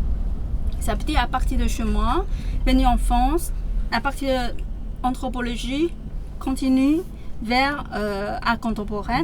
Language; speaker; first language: French; non-native, fluent; Chinese